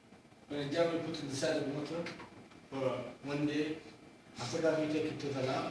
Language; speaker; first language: English; non-native, learner; Arabic